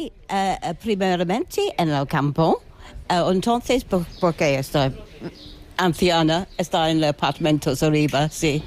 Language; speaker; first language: Spanish; non-native, learner; English